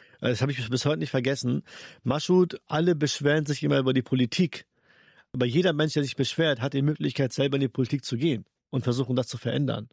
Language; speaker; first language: German; early bilingual, other home language; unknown